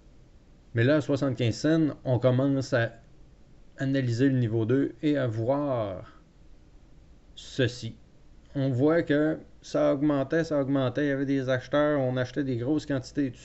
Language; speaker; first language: French; native; French